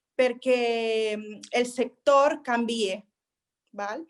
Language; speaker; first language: Catalan; non-native, local second language; Spanish